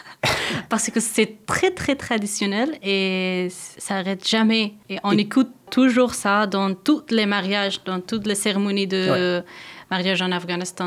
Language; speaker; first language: French; non-native, learner; Persian